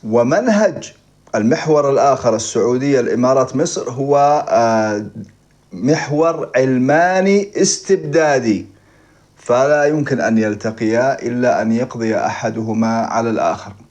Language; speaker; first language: Arabic; native; Arabic